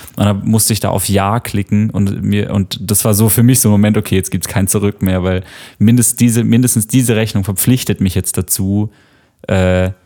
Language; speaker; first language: German; native; German